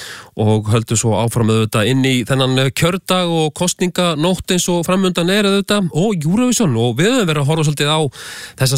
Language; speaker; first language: Icelandic; native; Icelandic